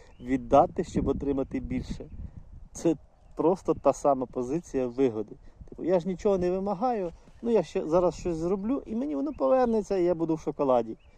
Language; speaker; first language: Ukrainian; non-native, local second language; Russian